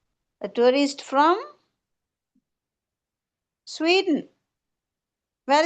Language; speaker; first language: English; non-native, local second language; Tamil